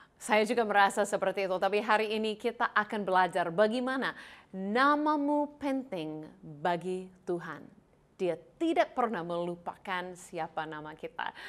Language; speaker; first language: Indonesian; non-native, fluent; English